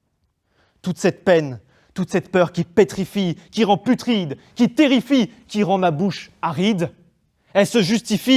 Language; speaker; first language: French; native; French